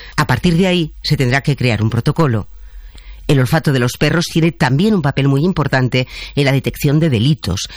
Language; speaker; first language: Spanish; native; Spanish